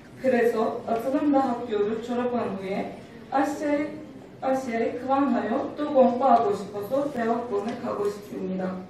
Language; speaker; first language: Korean; non-native, learner; Turkish